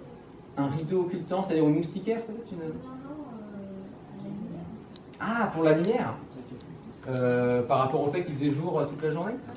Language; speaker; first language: French; native; French